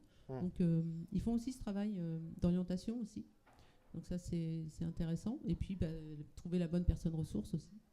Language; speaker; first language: French; native; French